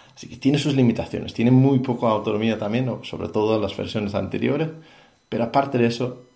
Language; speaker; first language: Spanish; non-native, fluent; Danish